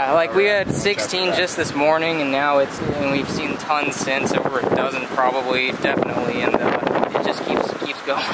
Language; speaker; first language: English; native; English